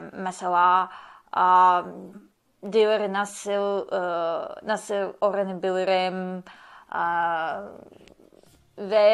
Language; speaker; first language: Turkish; non-native, learner; Bosnian